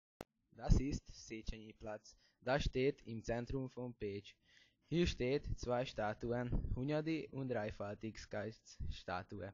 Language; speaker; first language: German; non-native, learner; Hungarian